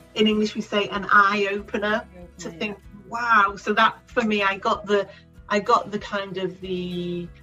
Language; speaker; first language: English; native; English